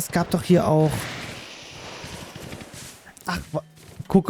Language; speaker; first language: German; native; German